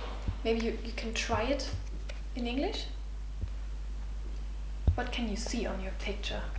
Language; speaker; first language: English; non-native, fluent; German